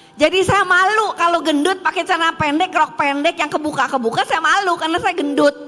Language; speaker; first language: Indonesian; early bilingual, heritage; Indonesian